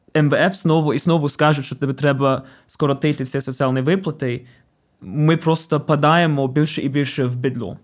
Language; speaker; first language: Ukrainian; non-native, fluent; English